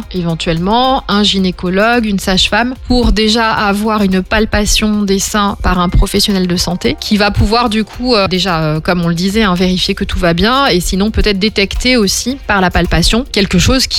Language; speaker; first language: French; native; French